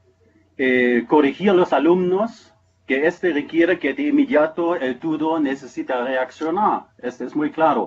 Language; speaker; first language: Spanish; non-native, fluent; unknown